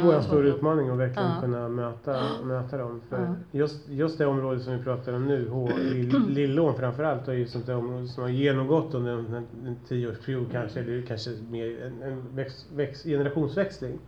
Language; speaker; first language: Swedish; native; Swedish